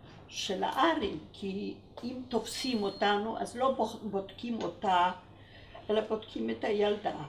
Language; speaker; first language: Hebrew; non-native, fluent; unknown